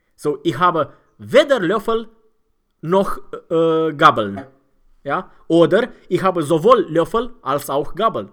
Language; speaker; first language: German; non-native, fluent; Romanian